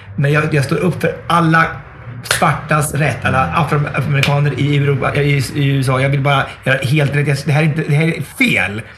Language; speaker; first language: Swedish; native; Swedish